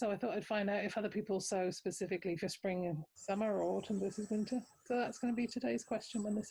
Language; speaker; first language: English; native; English